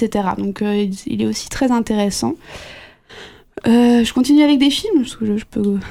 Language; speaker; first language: French; native; French